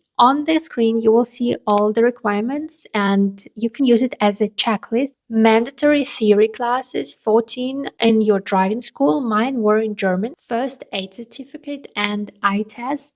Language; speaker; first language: English; non-native, fluent; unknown